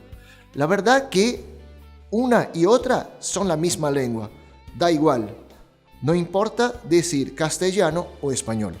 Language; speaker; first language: Spanish; non-native, fluent; Portuguese